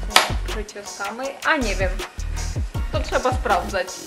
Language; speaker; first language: Polish; non-native, fluent; Ukrainian